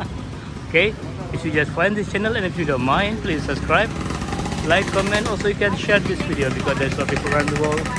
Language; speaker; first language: English; non-native, local second language; Indonesian